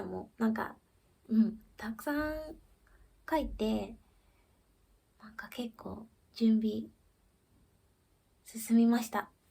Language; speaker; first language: Japanese; early bilingual, heritage; Japanese